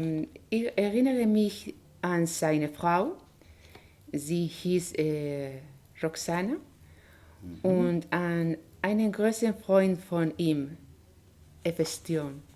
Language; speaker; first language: German; non-native, learner; Spanish